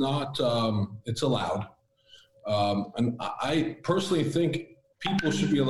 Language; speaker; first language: English; early bilingual, other home language; Latvian